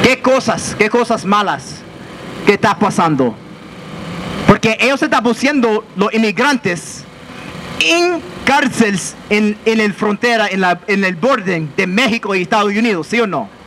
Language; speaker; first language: Spanish; non-native, learner; English